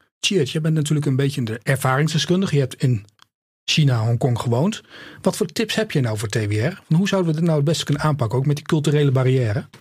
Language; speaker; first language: Dutch; native; Dutch